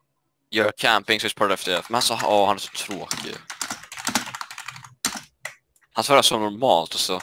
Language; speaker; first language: Swedish; native; Swedish